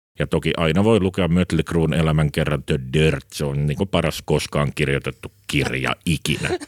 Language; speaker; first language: Finnish; native; Finnish